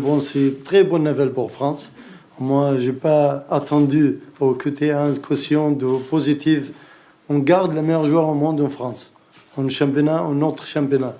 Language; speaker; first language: French; non-native, learner; Arabic